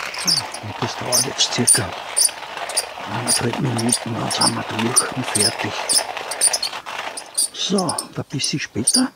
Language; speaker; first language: German; native; German